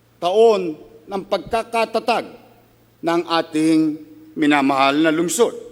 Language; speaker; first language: Filipino; native; Filipino